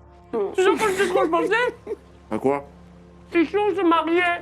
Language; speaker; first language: French; native; French